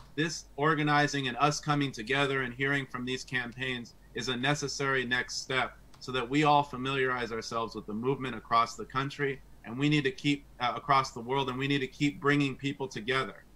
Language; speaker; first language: English; native; English